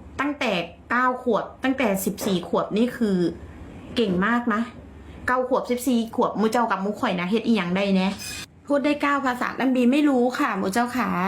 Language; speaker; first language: Thai; native; Thai